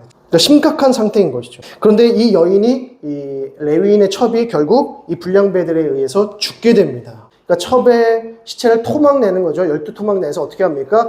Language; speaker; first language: Korean; native; Korean